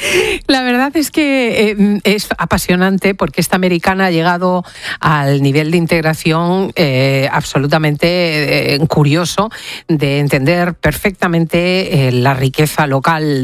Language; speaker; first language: Spanish; native; Spanish